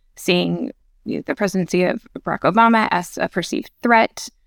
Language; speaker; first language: English; native; English